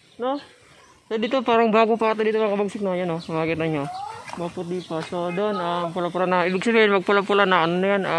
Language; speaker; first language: Filipino; non-native, local second language; Cebuano